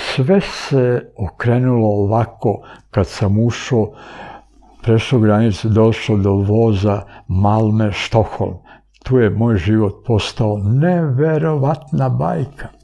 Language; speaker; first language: Serbian; early bilingual, other home language; Bulgarian